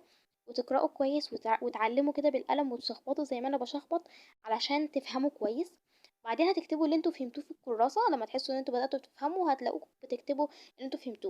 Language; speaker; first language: Arabic; native; Arabic